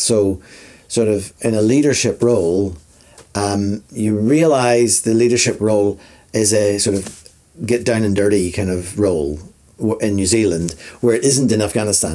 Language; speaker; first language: English; native; English